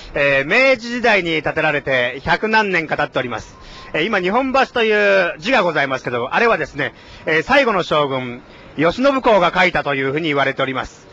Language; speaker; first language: Japanese; native; Japanese